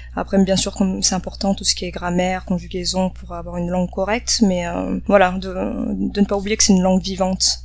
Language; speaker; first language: French; native; French